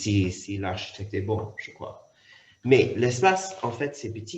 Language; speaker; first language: French; non-native, fluent; English